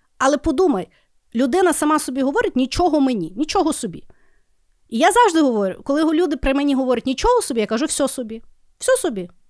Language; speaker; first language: Ukrainian; native; Ukrainian